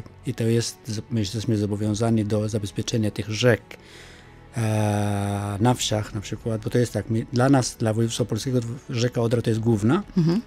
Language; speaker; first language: Polish; non-native, fluent; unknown